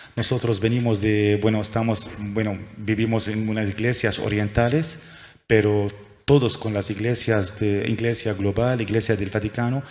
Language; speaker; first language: Spanish; non-native, fluent; Arabic